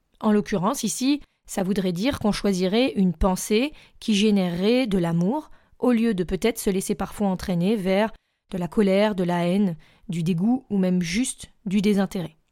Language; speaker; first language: French; native; French